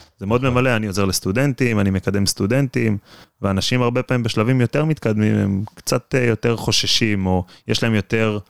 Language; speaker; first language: Hebrew; native; Hebrew